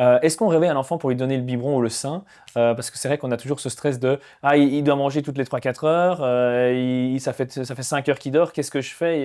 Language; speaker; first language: French; native; French